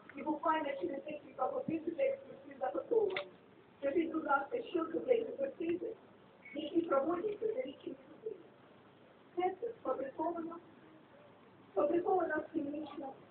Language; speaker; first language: Ukrainian; non-native, local second language; Russian